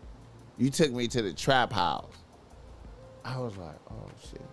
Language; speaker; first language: English; native; English